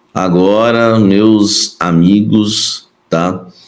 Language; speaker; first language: Portuguese; native; Portuguese